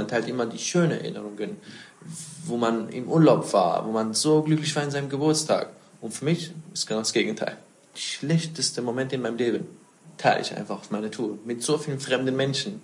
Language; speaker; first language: German; non-native, fluent; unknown